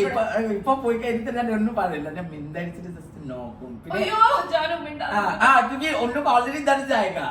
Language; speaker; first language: Malayalam; non-native, local second language; Assamese